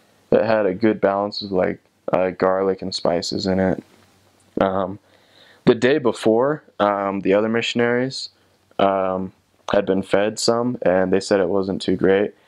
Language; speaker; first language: English; native; English